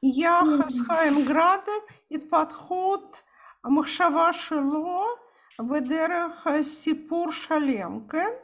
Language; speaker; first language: Hebrew; non-native, fluent; Russian